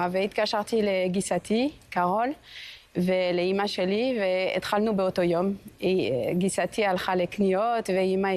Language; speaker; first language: Hebrew; non-native, fluent; French